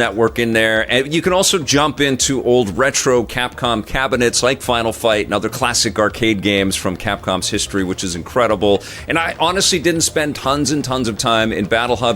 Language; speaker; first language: English; native; English